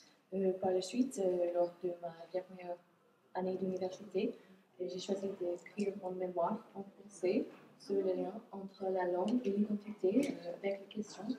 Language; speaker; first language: French; non-native, fluent; English